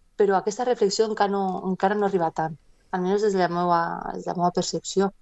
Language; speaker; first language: Catalan; non-native, local second language; Spanish